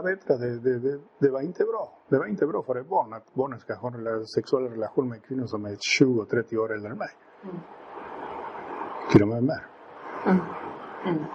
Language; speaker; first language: Swedish; non-native, fluent; Spanish